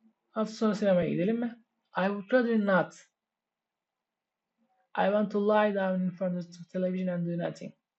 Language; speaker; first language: English; non-native, fluent; Turkish